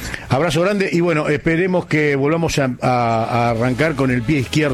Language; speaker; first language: Spanish; native; Spanish